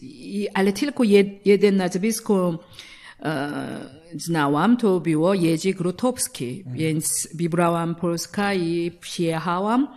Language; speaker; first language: Polish; non-native, learner; Korean